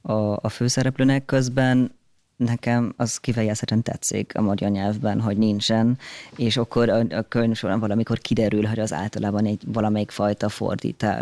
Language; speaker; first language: Hungarian; early bilingual, heritage; German